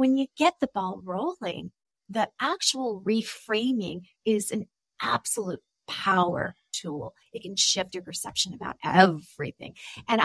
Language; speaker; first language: English; native; English